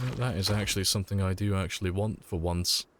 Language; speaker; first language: English; native; English